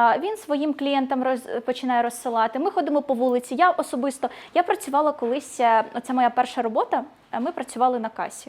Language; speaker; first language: Ukrainian; native; Ukrainian